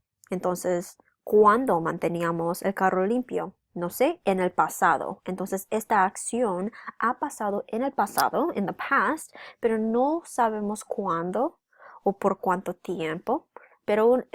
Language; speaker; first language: Spanish; non-native, fluent; English